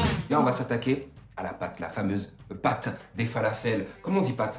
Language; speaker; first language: French; native; French